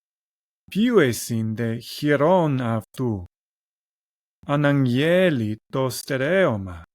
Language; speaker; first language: Greek; non-native, learner; English